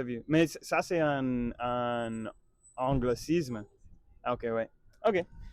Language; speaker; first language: French; non-native, learner; English